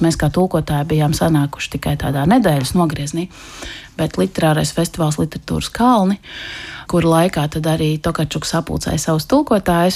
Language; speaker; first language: Latvian; native; Latvian